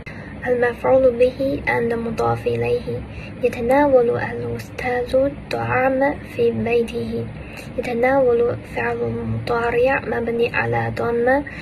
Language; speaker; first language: Arabic; non-native, learner; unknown